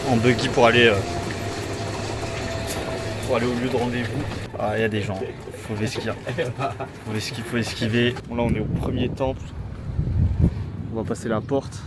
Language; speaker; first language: French; native; French